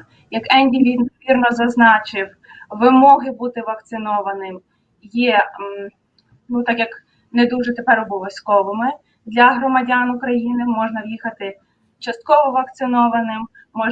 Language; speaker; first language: Ukrainian; native; Ukrainian